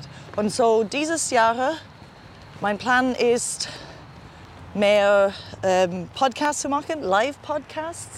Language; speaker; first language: German; non-native, fluent; English